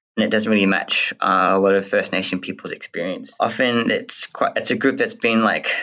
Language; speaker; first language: English; native; English